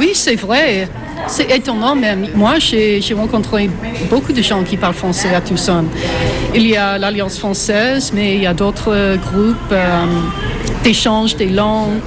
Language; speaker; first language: French; non-native, fluent; English